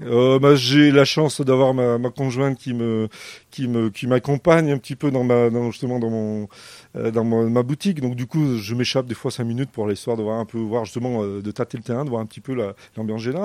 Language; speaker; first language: French; native; French